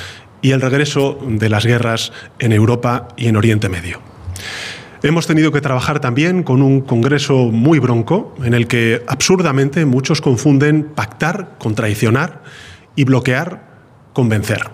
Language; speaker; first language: Spanish; native; Spanish